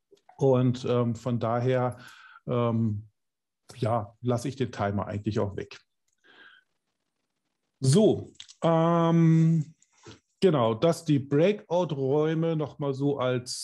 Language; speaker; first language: German; native; German